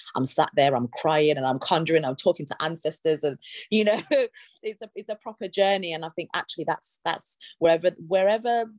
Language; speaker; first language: English; native; English